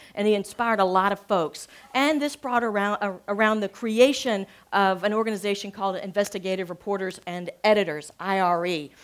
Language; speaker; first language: English; native; English